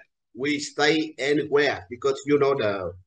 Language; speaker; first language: English; non-native, learner; Vietnamese